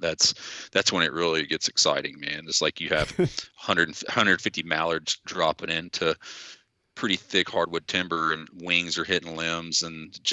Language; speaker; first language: English; native; English